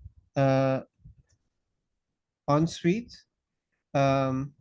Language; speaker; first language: French; non-native, fluent; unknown